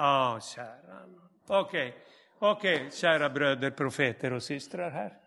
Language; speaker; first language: Swedish; non-native, fluent; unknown